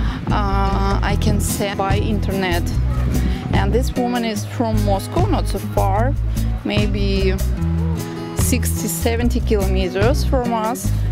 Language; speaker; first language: English; non-native, learner; Russian